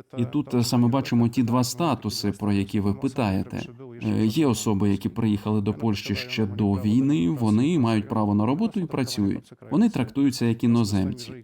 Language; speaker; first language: Ukrainian; non-native, fluent; Polish